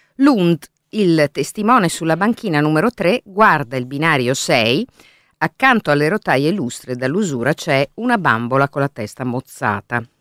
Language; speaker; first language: Italian; native; Italian